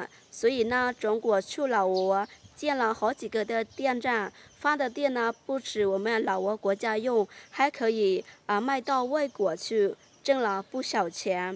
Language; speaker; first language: Chinese; non-native, fluent; Lao